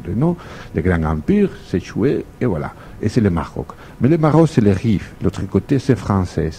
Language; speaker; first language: French; non-native, fluent; Spanish